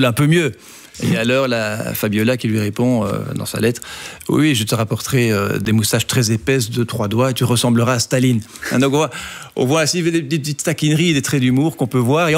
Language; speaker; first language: French; native; French